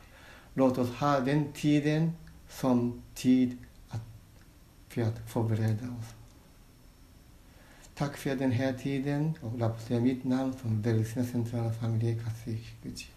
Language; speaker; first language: Swedish; non-native, fluent; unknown